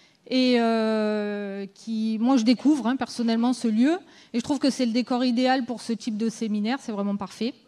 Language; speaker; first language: French; native; French